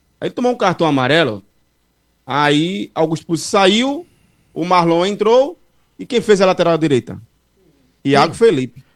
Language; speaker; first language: Portuguese; native; Portuguese